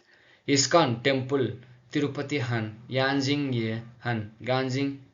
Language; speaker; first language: Chinese; non-native, learner; Telugu